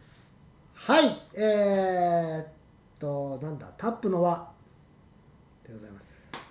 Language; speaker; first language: Japanese; native; Japanese